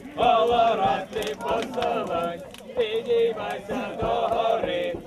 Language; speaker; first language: Ukrainian; native; Ukrainian